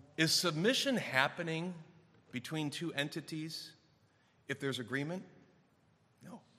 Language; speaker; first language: English; native; English